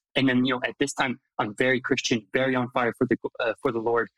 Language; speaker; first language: English; non-native, fluent; Hungarian